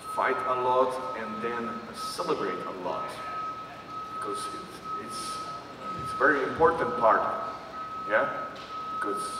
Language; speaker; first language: English; non-native, fluent; Czech